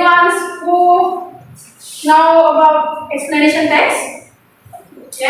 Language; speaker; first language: English; non-native, learner; Indonesian